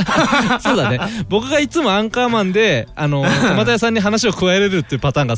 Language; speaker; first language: Japanese; native; Japanese